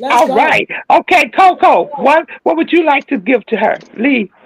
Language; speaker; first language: English; native; English